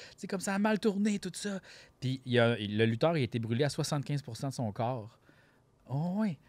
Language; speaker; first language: French; native; French